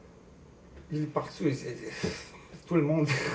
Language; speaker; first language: French; non-native, learner; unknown